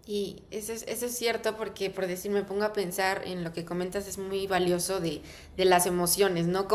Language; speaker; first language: Spanish; native; Spanish